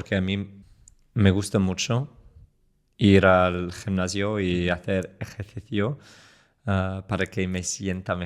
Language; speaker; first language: Spanish; non-native, fluent; English